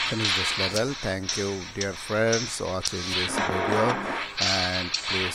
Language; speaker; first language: English; non-native, learner; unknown